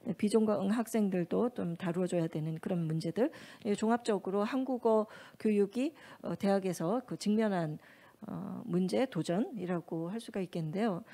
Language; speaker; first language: Korean; native; Korean